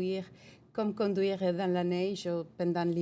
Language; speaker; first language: French; non-native, fluent; Spanish